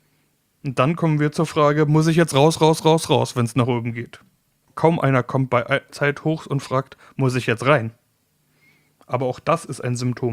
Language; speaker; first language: German; native; German